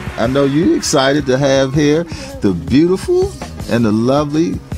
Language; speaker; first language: English; native; English